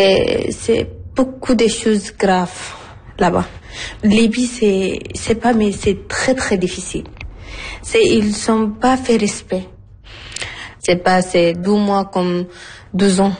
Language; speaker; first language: French; non-native, learner; Arabic